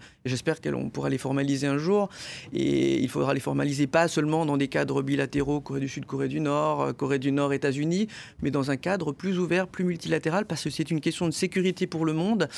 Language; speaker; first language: French; native; French